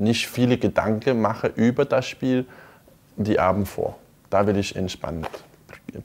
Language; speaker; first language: German; non-native, fluent; Danish